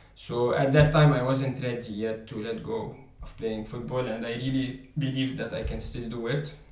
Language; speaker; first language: English; non-native, fluent; Arabic